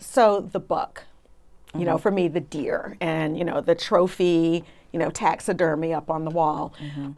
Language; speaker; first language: English; native; English